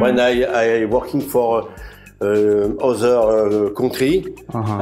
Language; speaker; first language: English; non-native, learner; French